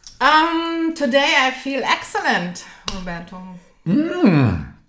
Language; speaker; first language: English; non-native, learner; German